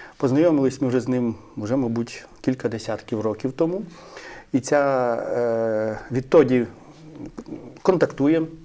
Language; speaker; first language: Ukrainian; native; Ukrainian